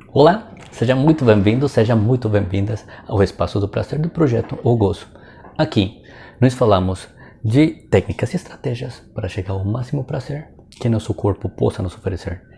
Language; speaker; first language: Portuguese; non-native, fluent; Spanish